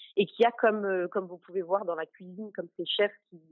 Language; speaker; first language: French; native; French